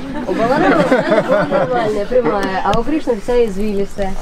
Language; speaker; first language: Russian; native; Russian